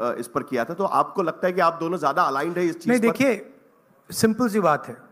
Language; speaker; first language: Hindi; native; Hindi